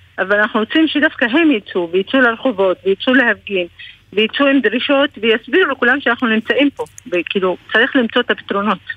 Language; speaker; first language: Hebrew; non-native, local second language; Arabic